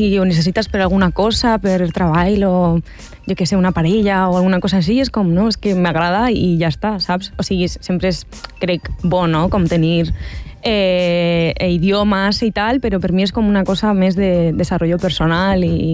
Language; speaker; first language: Catalan; non-native, local second language; Spanish